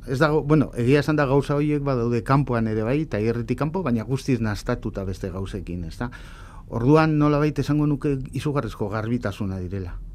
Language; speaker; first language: Basque; native; Basque